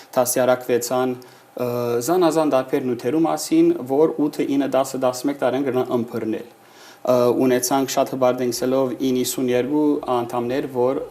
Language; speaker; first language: Armenian; early bilingual, heritage; Armenian